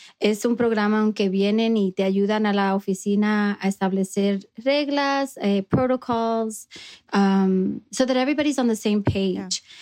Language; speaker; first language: Spanish; early bilingual, heritage; Spanish